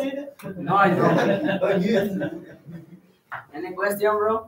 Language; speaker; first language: English; non-native, learner; Spanish